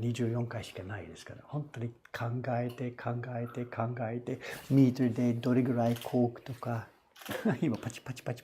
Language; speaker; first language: Japanese; non-native, fluent; English